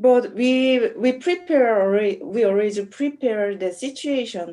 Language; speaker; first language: English; non-native, learner; Korean